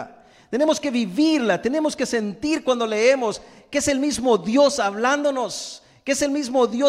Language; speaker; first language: Spanish; native; Spanish